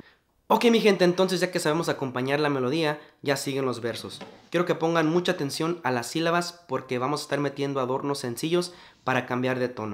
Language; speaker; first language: Spanish; native; Spanish